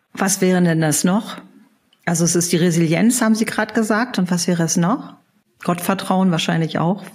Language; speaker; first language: German; native; German